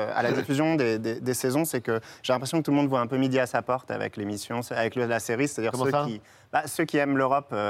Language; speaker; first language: French; native; French